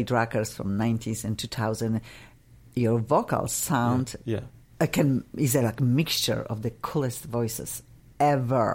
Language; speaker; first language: English; non-native, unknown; Russian